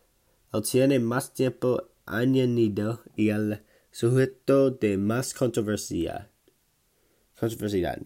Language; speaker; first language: Spanish; non-native, learner; English